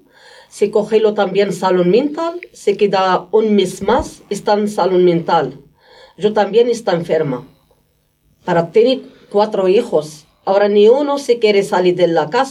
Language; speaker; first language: Spanish; non-native, learner; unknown